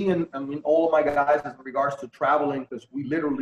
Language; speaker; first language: English; non-native, fluent; Spanish